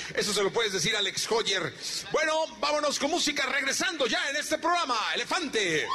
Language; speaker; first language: Spanish; native; Spanish